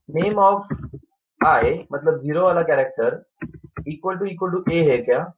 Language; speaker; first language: Hindi; non-native, local second language; Marathi